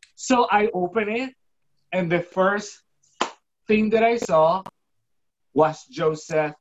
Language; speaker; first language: English; non-native, fluent; Spanish